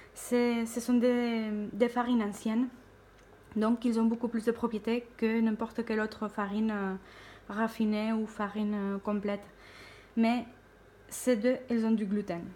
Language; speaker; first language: French; non-native, fluent; Spanish